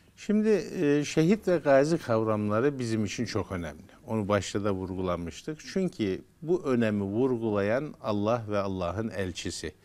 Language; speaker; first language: Turkish; native; Turkish